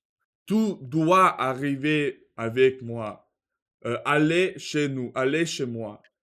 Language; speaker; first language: French; non-native, learner; Russian